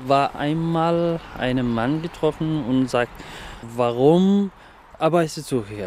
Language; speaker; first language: German; non-native, learner; Somali